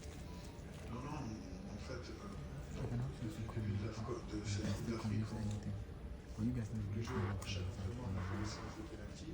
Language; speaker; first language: French; native; French